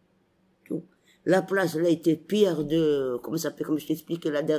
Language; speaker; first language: French; non-native, local second language; Arabic